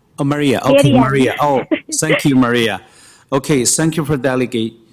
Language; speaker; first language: English; non-native, fluent; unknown